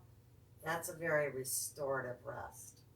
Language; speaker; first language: English; native; English